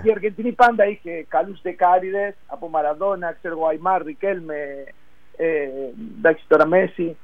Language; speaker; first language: Greek; non-native, fluent; Spanish